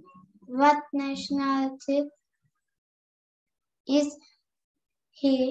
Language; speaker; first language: English; non-native, learner; Turkish